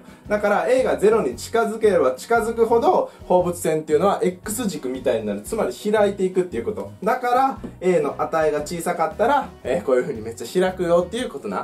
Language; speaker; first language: Japanese; native; Japanese